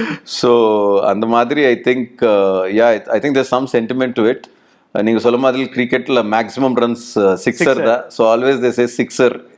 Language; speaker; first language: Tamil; non-native, learner; Telugu